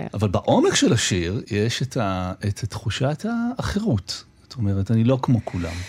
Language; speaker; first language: Hebrew; native; Hebrew